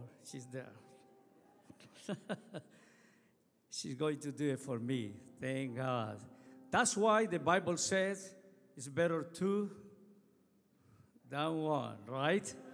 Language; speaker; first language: English; non-native, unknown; Spanish